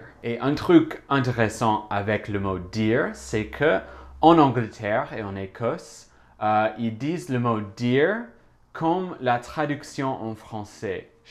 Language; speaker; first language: French; non-native, fluent; English